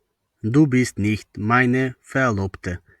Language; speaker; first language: German; non-native, fluent; Macedonian